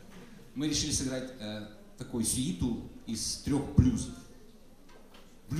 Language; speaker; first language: Russian; native; Russian